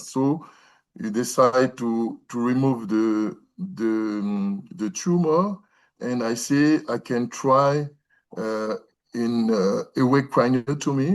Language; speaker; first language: English; non-native, learner; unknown